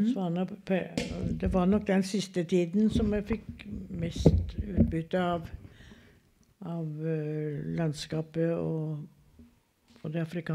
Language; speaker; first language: Norwegian; native; Norwegian